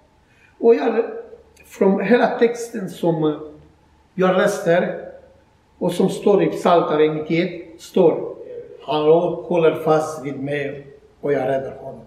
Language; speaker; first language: Swedish; non-native, fluent; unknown